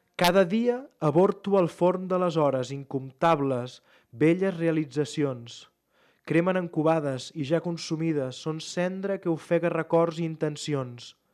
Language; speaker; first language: Catalan; native; Catalan